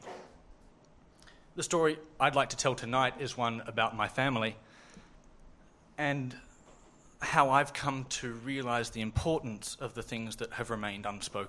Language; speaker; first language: English; native; English